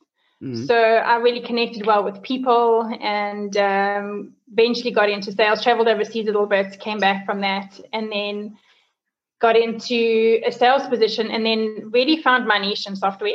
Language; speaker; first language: English; native; English